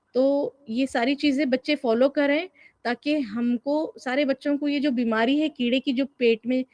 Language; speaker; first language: Hindi; non-native, local second language; Marathi